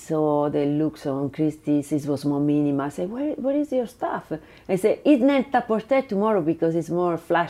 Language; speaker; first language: English; non-native, learner; Italian